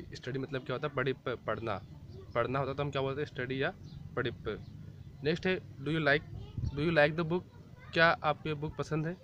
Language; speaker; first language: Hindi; native; Hindi